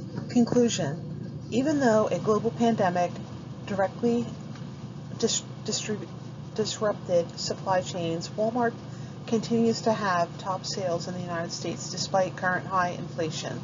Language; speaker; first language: English; native; English